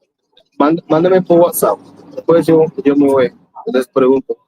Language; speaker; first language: Spanish; non-native, learner; English